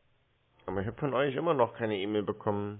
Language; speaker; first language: German; native; German